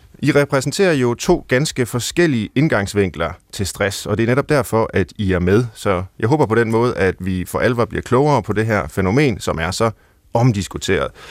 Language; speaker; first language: Danish; native; Danish